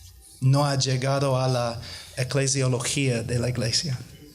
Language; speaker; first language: Spanish; non-native, fluent; English